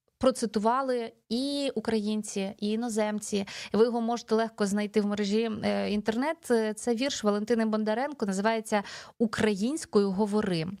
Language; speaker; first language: Ukrainian; native; Ukrainian